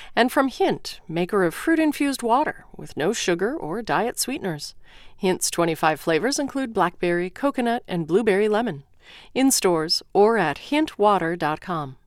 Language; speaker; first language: English; non-native, fluent; Ukrainian